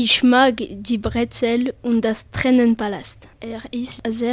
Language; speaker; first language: German; non-native, learner; French